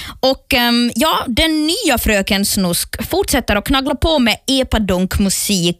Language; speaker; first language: Swedish; native; Swedish